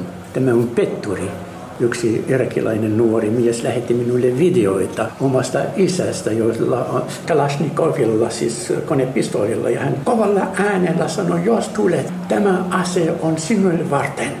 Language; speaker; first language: Finnish; non-native, fluent; Arabic